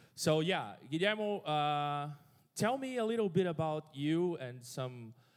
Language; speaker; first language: English; non-native, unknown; Portuguese